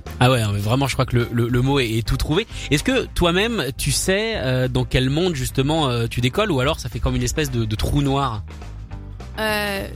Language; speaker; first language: French; native; French